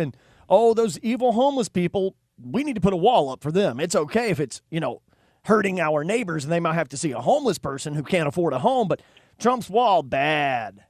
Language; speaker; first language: English; native; English